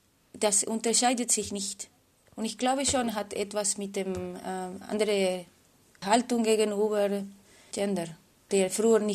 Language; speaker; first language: German; non-native, fluent; Spanish